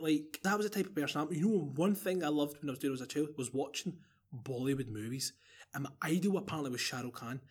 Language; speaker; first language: English; native; English